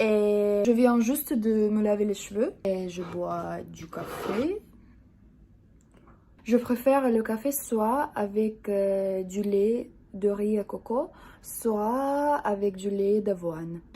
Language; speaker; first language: French; non-native, fluent; Russian